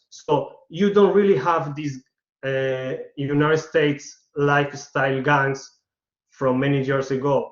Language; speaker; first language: English; non-native, learner; Spanish